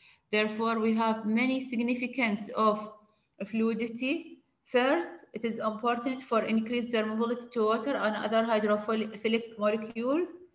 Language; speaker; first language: English; non-native, fluent; Arabic